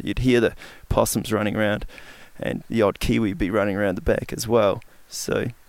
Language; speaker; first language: English; native; English